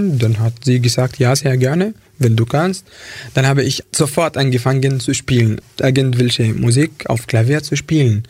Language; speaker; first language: German; non-native, fluent; Arabic